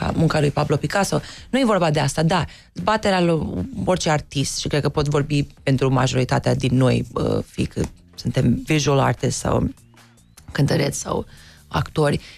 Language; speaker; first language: Romanian; native; Romanian